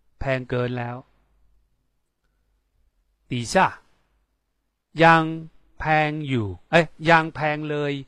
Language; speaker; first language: Thai; non-native, fluent; Chinese